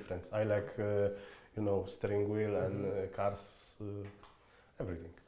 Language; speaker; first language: English; non-native, fluent; Polish